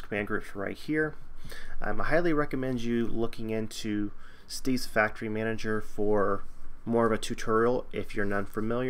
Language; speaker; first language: English; native; English